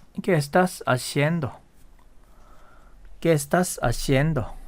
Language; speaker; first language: Spanish; non-native, fluent; Korean